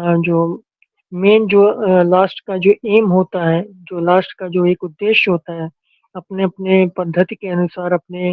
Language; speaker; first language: Hindi; native; Hindi